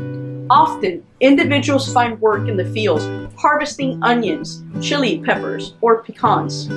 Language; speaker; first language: English; non-native, local second language; Spanish